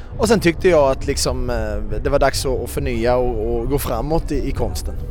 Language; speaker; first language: Swedish; early bilingual, other home language; Romanian